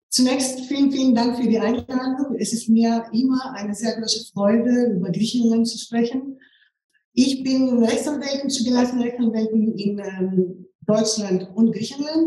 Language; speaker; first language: German; non-native, fluent; Greek